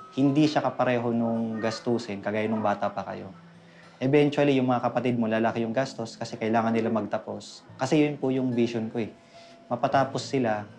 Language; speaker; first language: Filipino; non-native, local second language; Bikol